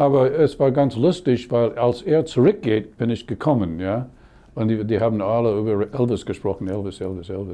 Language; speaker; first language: German; non-native, fluent; English